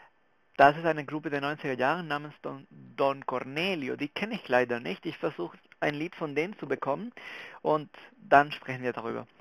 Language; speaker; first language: German; non-native, fluent; Spanish